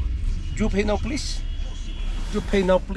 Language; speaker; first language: English; non-native, learner; Spanish